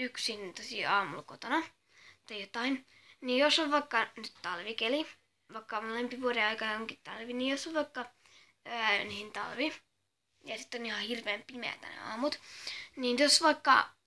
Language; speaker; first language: Finnish; native; Finnish